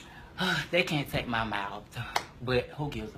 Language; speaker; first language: English; native; English